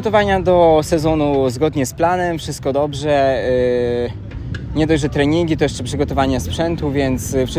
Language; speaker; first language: Polish; native; Polish